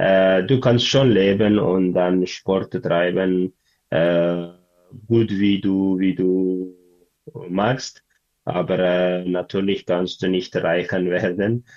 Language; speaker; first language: German; non-native, learner; Tigrinya